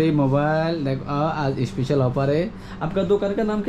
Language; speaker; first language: Hindi; non-native, learner; Bangla